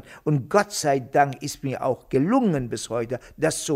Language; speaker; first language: German; non-native, fluent; Kurdish